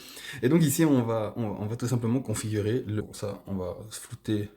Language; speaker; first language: French; native; French